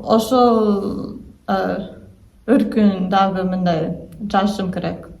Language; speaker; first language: Kyrgyz; non-native, learner; English